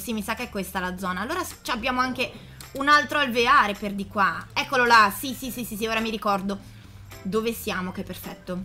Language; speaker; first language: Italian; native; Italian